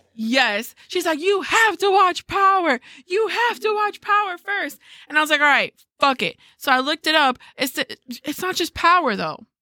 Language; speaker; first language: English; early bilingual, other home language; Spanish